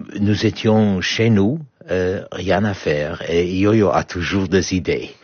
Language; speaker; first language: French; non-native, fluent; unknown